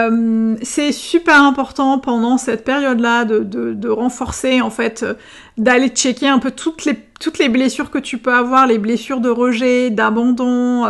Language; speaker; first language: French; native; French